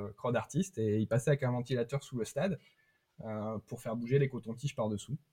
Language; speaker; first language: French; native; French